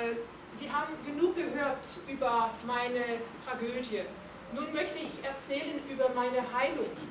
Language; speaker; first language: German; non-native, fluent; Hungarian